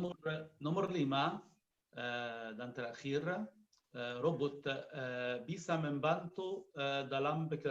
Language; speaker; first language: Indonesian; non-native, learner; Arabic